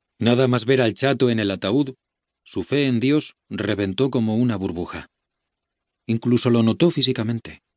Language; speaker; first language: Spanish; native; Spanish